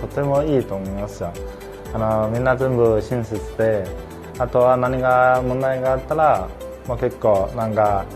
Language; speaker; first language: Japanese; non-native, fluent; Chinese